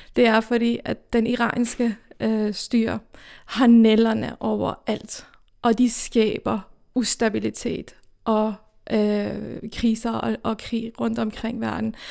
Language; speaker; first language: Danish; early bilingual, other home language; Persian